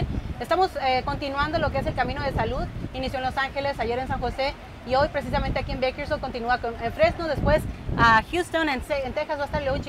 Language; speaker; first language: Spanish; native; Spanish